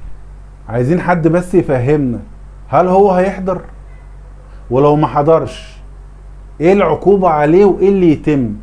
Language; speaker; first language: Arabic; native; Arabic